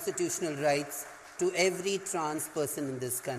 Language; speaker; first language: English; non-native, local second language; Hindi